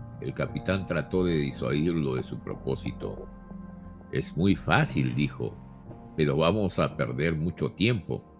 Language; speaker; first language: Spanish; native; Spanish